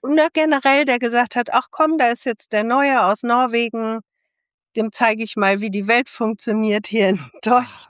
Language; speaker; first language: German; native; German